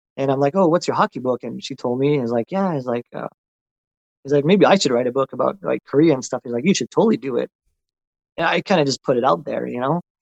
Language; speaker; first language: English; non-native, local second language; French